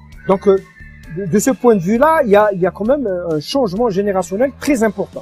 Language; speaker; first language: French; non-native, local second language; Arabic